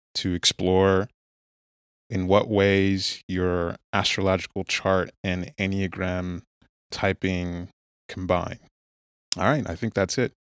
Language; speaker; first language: English; non-native, local second language; Igbo